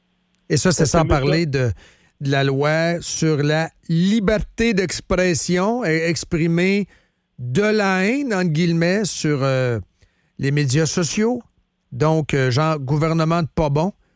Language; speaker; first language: French; native; French